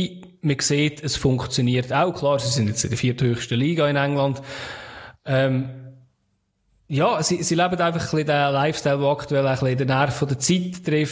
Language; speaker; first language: German; native; German